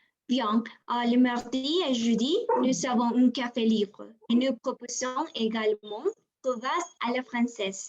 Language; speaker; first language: French; non-native, learner; Spanish